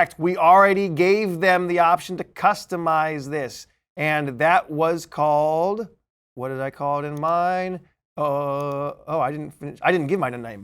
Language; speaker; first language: English; native; English